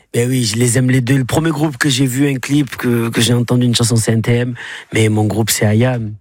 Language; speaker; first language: French; native; French